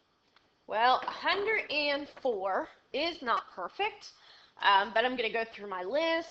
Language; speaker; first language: English; native; English